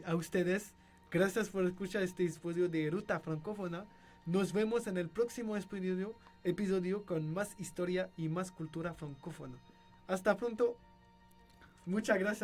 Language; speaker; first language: Spanish; non-native, learner; French